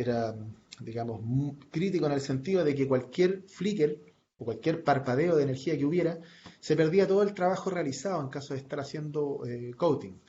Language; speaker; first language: Spanish; native; Spanish